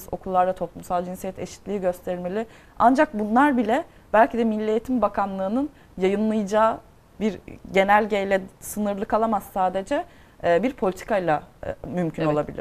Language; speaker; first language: Turkish; native; Turkish